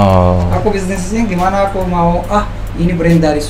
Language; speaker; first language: Indonesian; non-native, fluent; Arabic